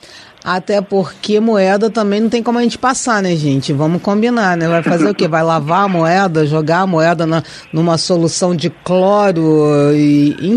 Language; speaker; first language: Portuguese; native; Portuguese